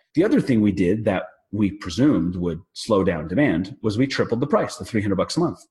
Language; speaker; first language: English; native; English